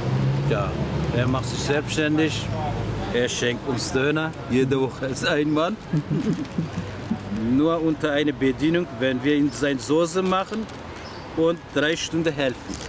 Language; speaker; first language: German; non-native, learner; Turkish